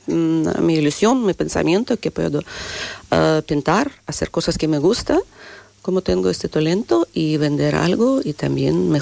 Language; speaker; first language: Spanish; non-native, fluent; Russian